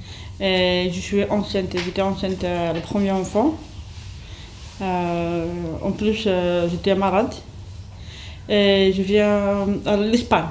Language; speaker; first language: French; non-native, learner; Kabyle